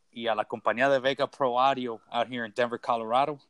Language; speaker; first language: English; early bilingual, other home language; Spanish